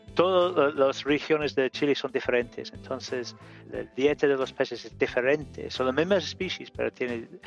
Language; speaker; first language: Spanish; non-native, learner; English